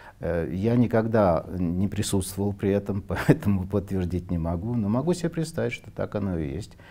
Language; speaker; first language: Russian; non-native, local second language; Armenian